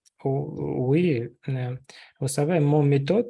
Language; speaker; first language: French; non-native, learner; Russian